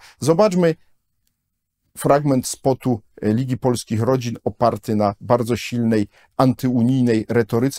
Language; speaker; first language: Polish; native; Polish